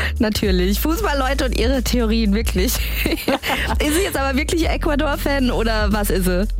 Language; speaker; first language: German; native; German